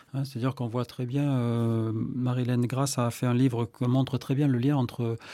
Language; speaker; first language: French; native; French